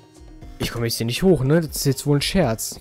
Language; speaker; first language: German; native; German